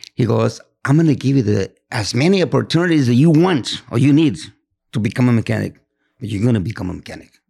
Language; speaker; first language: English; non-native, fluent; Spanish